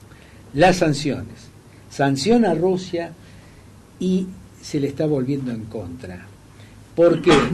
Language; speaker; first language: Spanish; native; Spanish